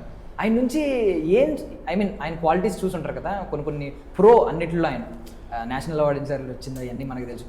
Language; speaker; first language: Telugu; native; Telugu